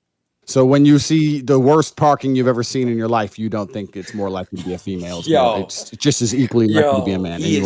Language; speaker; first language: English; native; English